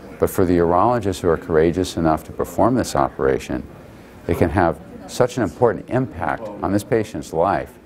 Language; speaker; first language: English; native; English